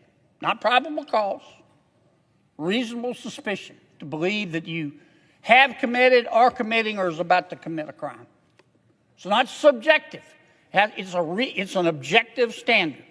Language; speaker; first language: English; native; English